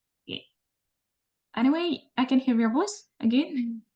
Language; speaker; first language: English; non-native, learner; Indonesian